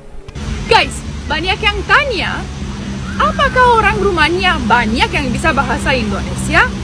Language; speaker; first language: Indonesian; non-native, fluent; Romanian